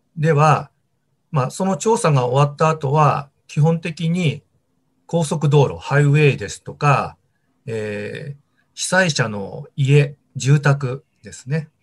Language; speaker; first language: Japanese; native; Japanese